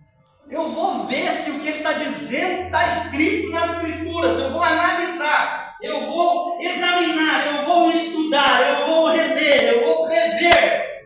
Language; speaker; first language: Portuguese; native; Portuguese